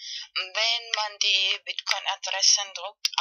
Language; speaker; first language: German; non-native, fluent; Spanish